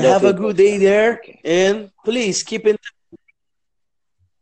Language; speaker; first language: English; non-native, learner; Portuguese